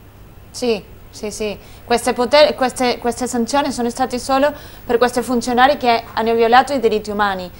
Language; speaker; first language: Italian; non-native, fluent; Spanish